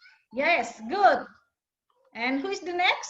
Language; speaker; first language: English; non-native, fluent; Indonesian